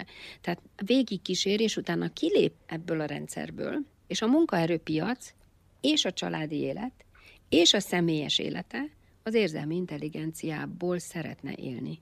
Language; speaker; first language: Hungarian; native; Hungarian